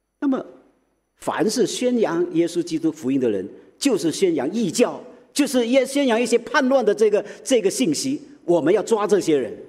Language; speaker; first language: Chinese; early bilingual, heritage; Chinese